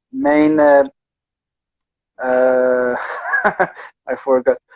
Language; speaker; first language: English; non-native, learner; Persian